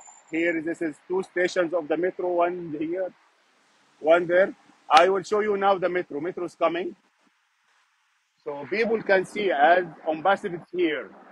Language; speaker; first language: English; non-native, fluent; Arabic